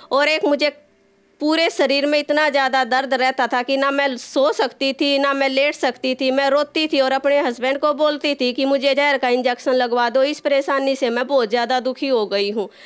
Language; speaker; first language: Hindi; native; Hindi